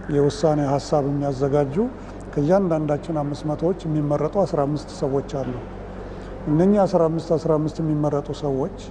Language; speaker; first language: Amharic; native; Amharic